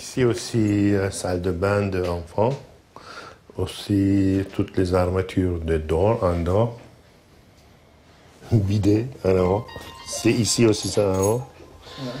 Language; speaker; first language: French; non-native, learner; Turkish